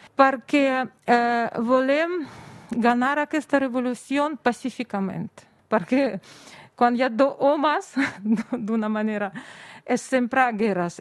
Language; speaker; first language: Catalan; non-native, fluent; Russian